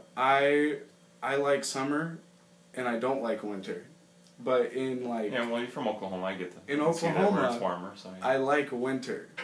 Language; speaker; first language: English; native; English